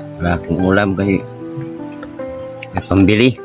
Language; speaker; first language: Filipino; non-native, local second language; Cebuano